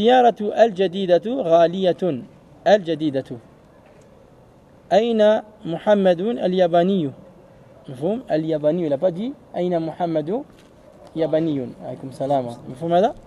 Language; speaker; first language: Arabic; non-native, fluent; French